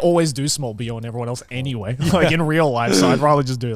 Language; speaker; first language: English; native; English